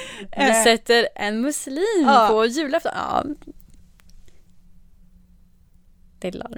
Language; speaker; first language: Swedish; native; Swedish